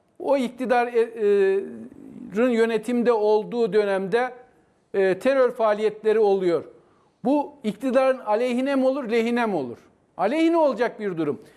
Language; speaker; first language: Turkish; native; Turkish